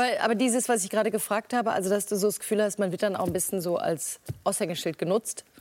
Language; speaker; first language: German; native; German